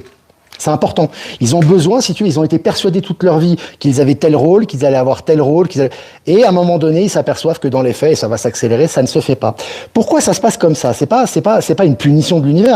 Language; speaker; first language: French; native; French